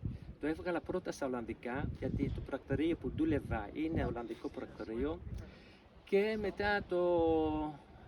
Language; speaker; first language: Greek; non-native, fluent; Dutch